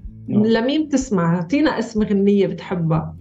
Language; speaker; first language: Arabic; native; Arabic